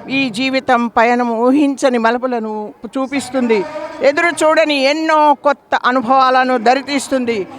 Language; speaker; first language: Telugu; non-native, local second language; Marathi